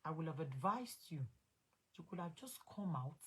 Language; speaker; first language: English; non-native, local second language; Yoruba